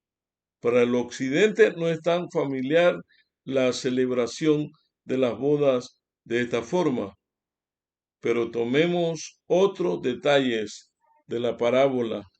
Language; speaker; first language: Spanish; native; Spanish